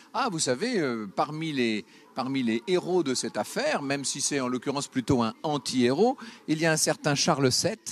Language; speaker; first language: French; native; French